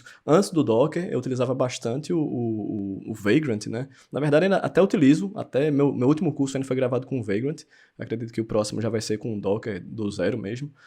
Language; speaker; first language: Portuguese; native; Portuguese